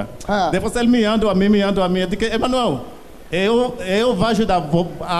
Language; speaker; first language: Portuguese; non-native, learner; Haitian Creole